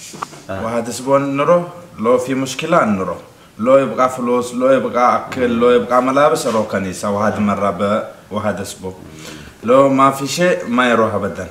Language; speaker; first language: Arabic; non-native, learner; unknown